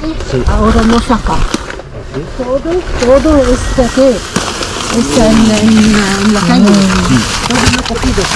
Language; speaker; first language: Spanish; non-native, learner; Arabic